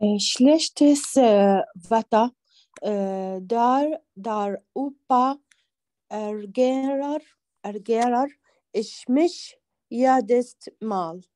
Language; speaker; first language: German; non-native, learner; Arabic